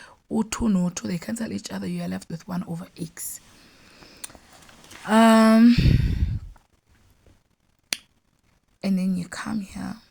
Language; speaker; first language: English; non-native, local second language; Xhosa